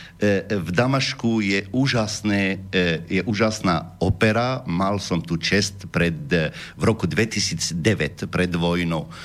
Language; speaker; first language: Slovak; non-native, fluent; Arabic